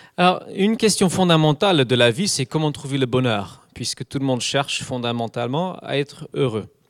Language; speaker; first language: French; non-native, fluent; English